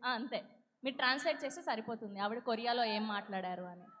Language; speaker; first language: Telugu; native; Telugu